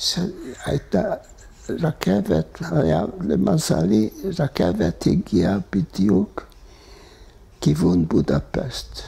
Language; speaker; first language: Hebrew; non-native, fluent; Hungarian